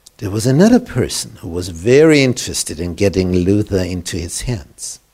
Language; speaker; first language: English; non-native, fluent; German